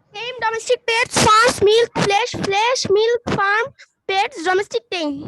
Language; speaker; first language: English; non-native, learner; Bangla